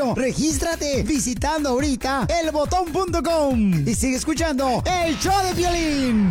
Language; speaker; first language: Spanish; native; Spanish